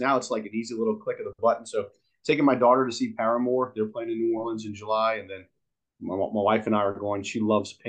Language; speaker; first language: English; native; English